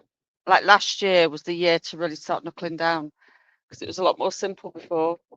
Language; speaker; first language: English; native; English